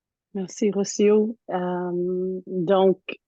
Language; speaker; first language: French; native; French